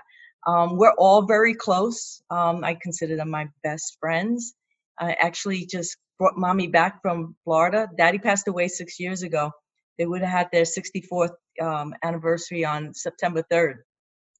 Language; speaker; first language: English; native; English